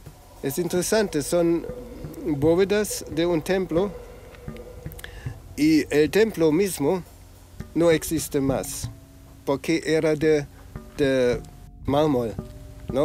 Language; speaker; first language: Spanish; non-native, fluent; German